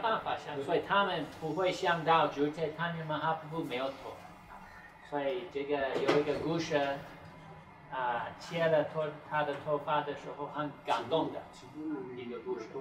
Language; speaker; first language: Chinese; non-native, fluent; English